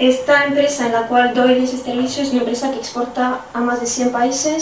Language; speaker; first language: Spanish; non-native, fluent; French